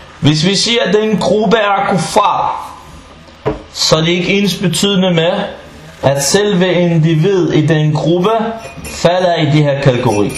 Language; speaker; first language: Danish; non-native, fluent; Arabic